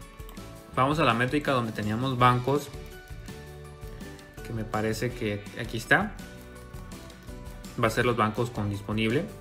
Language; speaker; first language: Spanish; native; Spanish